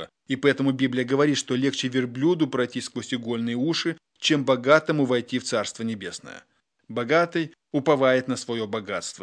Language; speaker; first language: Russian; native; Russian